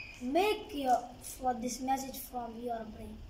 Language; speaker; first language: English; non-native, learner; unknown